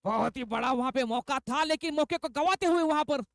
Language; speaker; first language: Hindi; non-native, local second language; Marathi